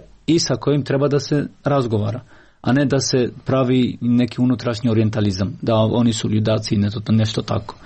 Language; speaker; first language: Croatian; non-native, local second language; Albanian